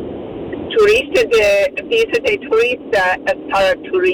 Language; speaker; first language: Spanish; non-native, fluent; English